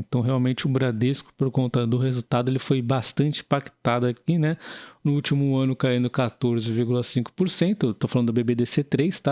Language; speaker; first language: Portuguese; native; Portuguese